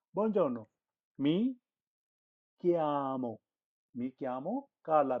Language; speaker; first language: Italian; non-native, fluent; Hindi